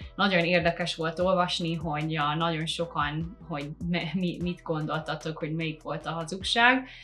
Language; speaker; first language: Hungarian; non-native, fluent; English